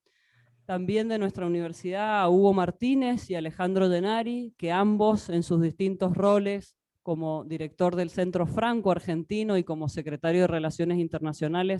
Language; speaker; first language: Spanish; native; Spanish